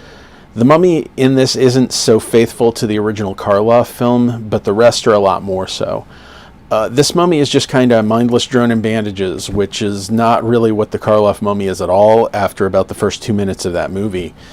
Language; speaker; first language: English; native; English